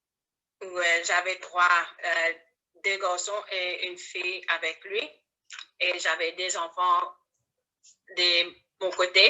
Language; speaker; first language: French; non-native, learner; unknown